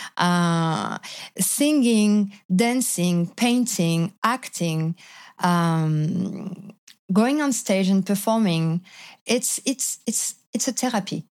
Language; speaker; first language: English; non-native, fluent; French